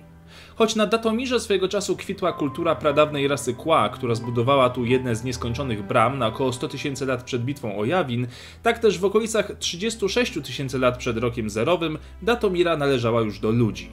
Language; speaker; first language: Polish; native; Polish